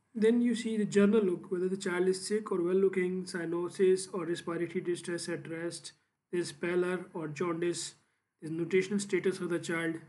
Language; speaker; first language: English; non-native, local second language; Urdu